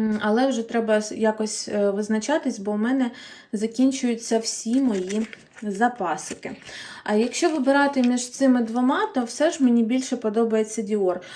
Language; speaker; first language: Ukrainian; non-native, local second language; Russian